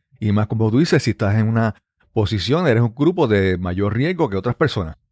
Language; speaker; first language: Spanish; native; Spanish